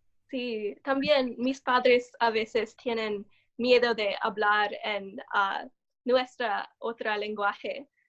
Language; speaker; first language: Spanish; non-native, learner; English